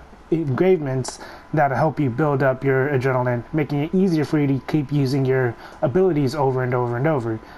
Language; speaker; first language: English; native; English